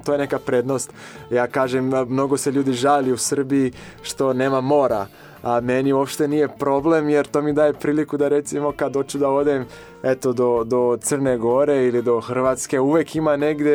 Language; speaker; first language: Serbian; non-native, fluent; Portuguese